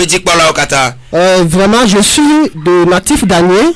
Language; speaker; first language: French; early bilingual, other home language; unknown